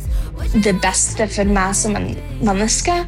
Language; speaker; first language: Norwegian; early bilingual, heritage; English